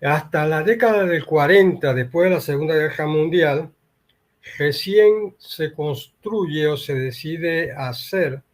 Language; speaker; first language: Spanish; native; Spanish